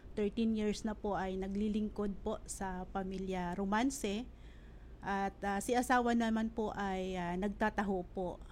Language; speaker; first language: Filipino; non-native, local second language; Hiligaynon